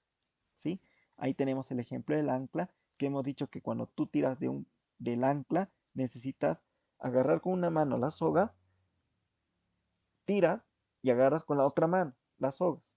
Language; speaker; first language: Spanish; native; Spanish